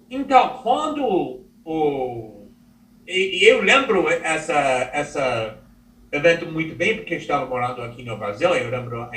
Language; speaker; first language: Portuguese; non-native, fluent; English